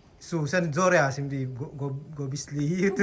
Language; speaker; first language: Turkish; non-native, learner; Indonesian